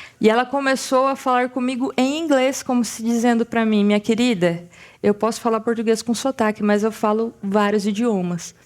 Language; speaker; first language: Portuguese; native; Portuguese